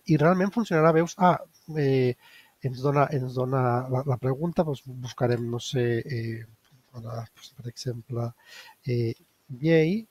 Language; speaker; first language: Catalan; non-native, local second language; Spanish